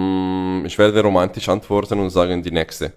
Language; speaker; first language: German; non-native, fluent; Italian